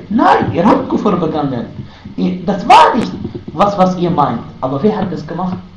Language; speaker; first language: German; non-native, fluent; Arabic